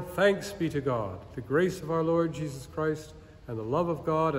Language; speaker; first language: English; native; English